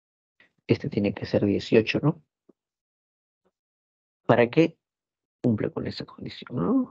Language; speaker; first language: Spanish; native; Spanish